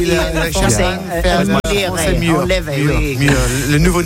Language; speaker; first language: French; non-native, learner; English